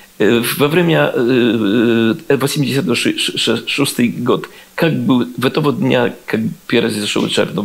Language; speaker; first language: Russian; non-native, learner; Polish